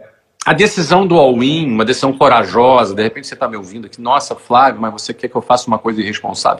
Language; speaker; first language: Portuguese; native; Portuguese